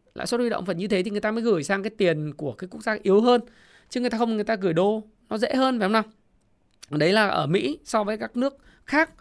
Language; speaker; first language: Vietnamese; native; Vietnamese